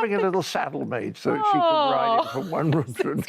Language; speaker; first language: English; native; English